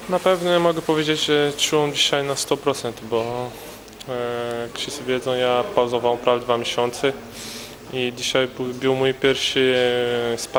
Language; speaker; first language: Polish; non-native, learner; Portuguese